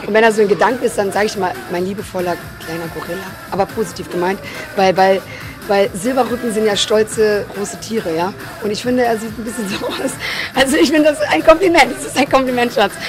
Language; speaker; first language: German; native; German